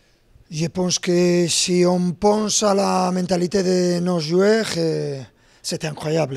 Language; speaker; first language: French; non-native, fluent; Spanish